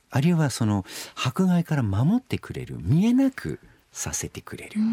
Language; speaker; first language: Japanese; non-native, fluent; English